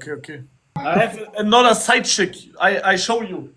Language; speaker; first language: English; non-native, learner; German